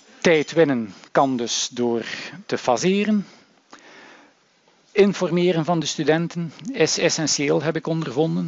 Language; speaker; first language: Dutch; native; Dutch